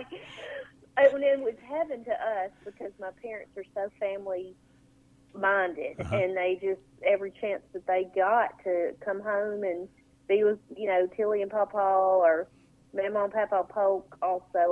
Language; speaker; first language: English; native; English